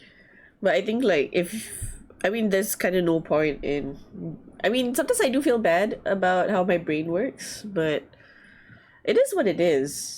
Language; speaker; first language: English; non-native, learner; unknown